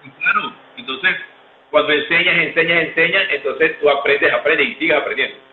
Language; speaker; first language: Spanish; native; Spanish